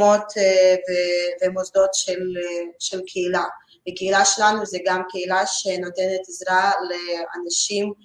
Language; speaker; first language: Hebrew; non-native, learner; Russian